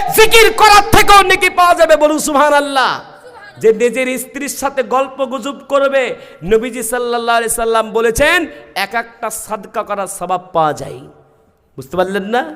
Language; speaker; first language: Bangla; native; Bangla